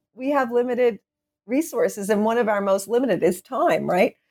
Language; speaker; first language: English; native; English